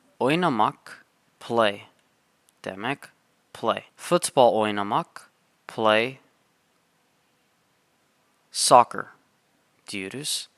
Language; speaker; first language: Turkish; non-native, fluent; English